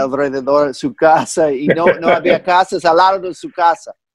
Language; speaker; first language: Spanish; non-native, fluent; English